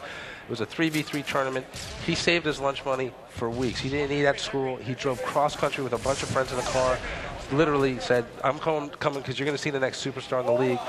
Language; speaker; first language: English; native; English